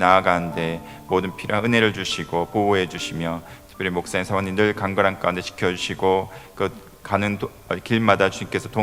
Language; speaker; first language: Korean; native; Korean